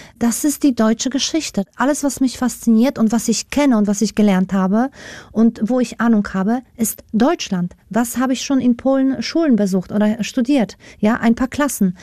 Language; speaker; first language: German; non-native, fluent; Polish